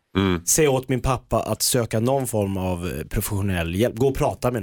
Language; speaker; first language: Swedish; native; Swedish